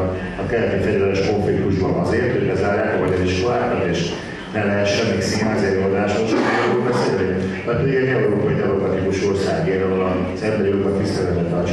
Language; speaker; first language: Hungarian; native; Hungarian